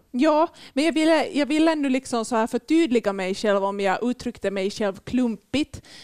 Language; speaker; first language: Swedish; native; Swedish